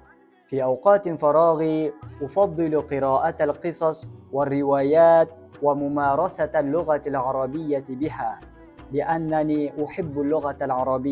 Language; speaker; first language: Arabic; non-native, learner; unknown